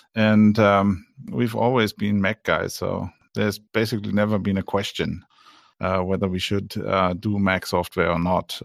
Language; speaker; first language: English; non-native, fluent; German